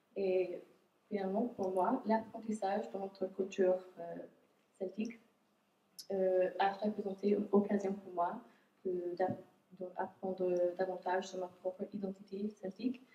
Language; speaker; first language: French; non-native, fluent; English